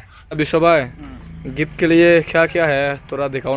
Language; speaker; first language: Hindi; non-native, local second language; Chakma